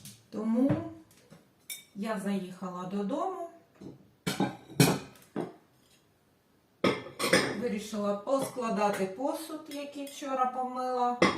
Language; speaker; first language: Ukrainian; non-native, local second language; Russian